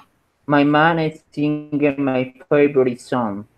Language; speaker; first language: English; non-native, learner; Spanish